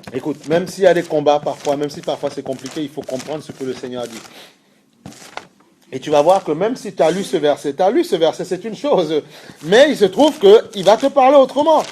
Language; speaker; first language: French; native; French